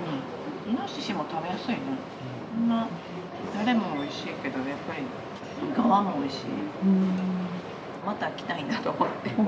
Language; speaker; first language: Japanese; native; Japanese